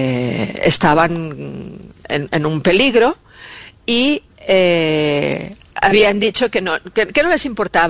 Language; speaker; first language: Spanish; native; Spanish